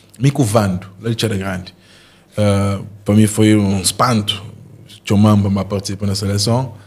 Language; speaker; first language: Portuguese; non-native, local second language; Kabuverdianu